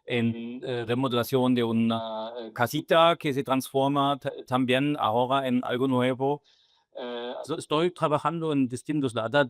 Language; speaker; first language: Spanish; non-native, fluent; German